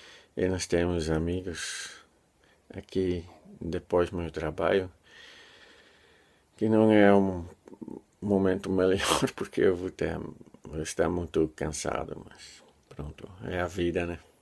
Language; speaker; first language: Portuguese; non-native, fluent; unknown